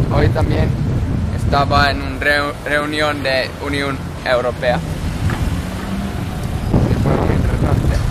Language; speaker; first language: Spanish; non-native, learner; Swedish